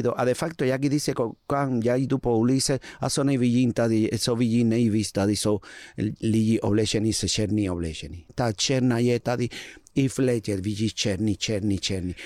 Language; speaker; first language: Czech; non-native, learner; Spanish